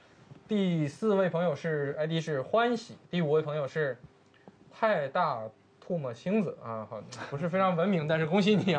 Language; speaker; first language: Chinese; native; Chinese